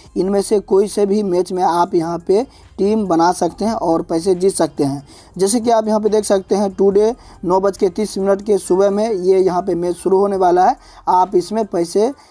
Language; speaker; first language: Hindi; native; Hindi